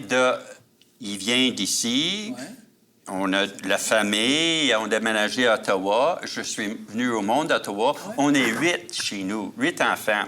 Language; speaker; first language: French; native; French